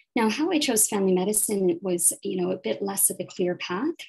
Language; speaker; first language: English; native; English